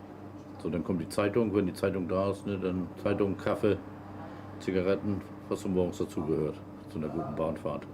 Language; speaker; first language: German; native; German